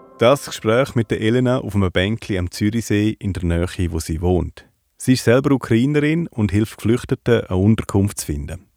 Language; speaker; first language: German; native; German